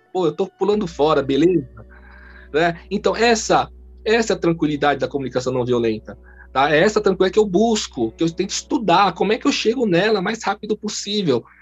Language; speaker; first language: Portuguese; early bilingual, other home language; Chinese